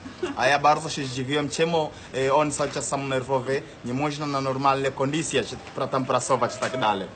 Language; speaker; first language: Polish; non-native, learner; Swahili